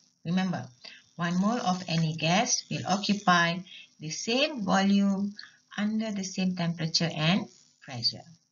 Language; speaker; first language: English; non-native, local second language; Malay